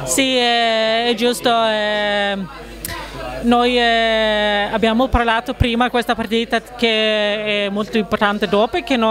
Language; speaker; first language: Italian; non-native, learner; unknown